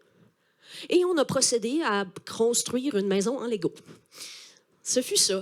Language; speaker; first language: French; native; French